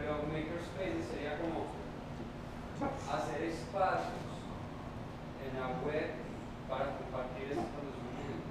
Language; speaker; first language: Spanish; native; Spanish